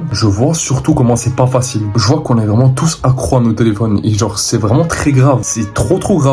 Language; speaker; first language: French; native; French